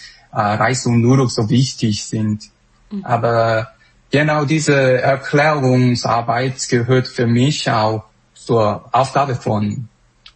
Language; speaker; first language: German; non-native, fluent; Korean